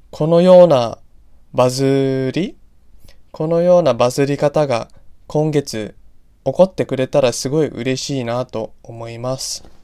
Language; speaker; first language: Japanese; non-native, fluent; English